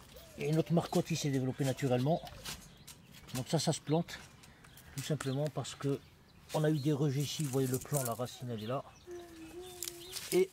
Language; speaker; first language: French; native; French